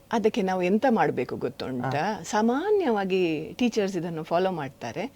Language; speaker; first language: Kannada; native; Kannada